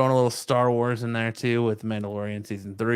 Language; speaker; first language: English; native; English